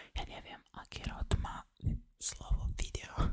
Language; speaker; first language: Slovak; non-native, learner; Russian